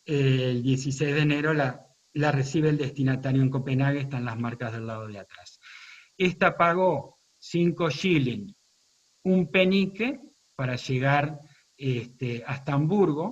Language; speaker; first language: Spanish; native; Spanish